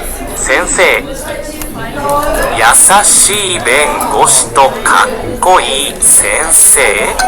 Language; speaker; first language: Japanese; non-native, learner; English